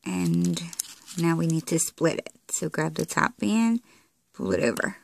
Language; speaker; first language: English; native; English